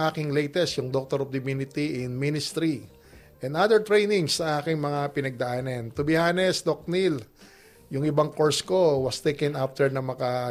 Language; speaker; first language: Filipino; native; Filipino